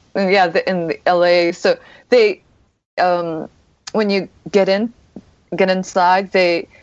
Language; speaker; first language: English; non-native, fluent; Japanese